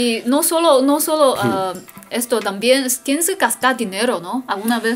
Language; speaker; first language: Spanish; non-native, learner; Chinese